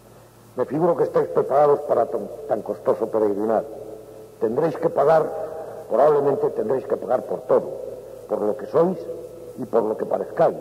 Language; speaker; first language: Spanish; native; Spanish